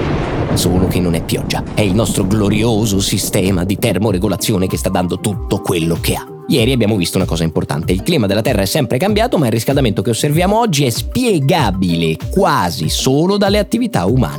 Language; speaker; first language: Italian; native; Italian